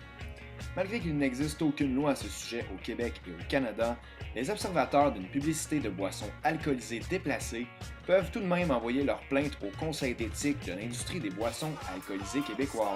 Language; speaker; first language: French; native; French